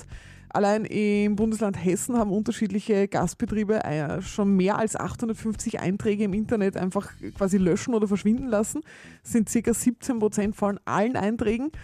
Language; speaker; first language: German; native; German